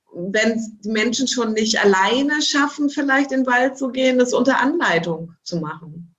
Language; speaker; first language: German; native; German